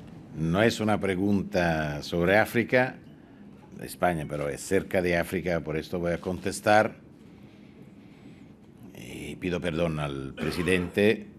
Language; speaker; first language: Spanish; non-native, fluent; Italian